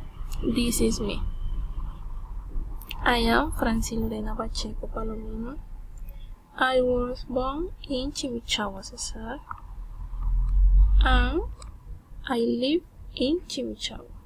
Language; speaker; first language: English; non-native, learner; Spanish